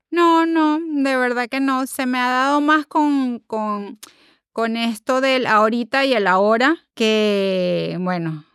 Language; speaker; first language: Spanish; native; Spanish